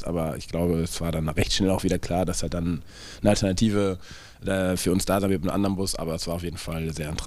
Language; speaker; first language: German; native; German